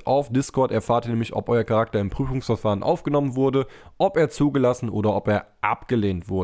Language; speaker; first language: German; native; German